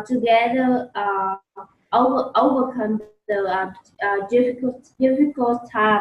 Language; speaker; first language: English; non-native, learner; Vietnamese